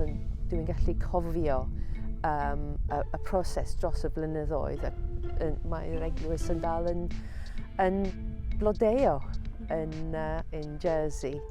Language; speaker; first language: Welsh; non-native, fluent; English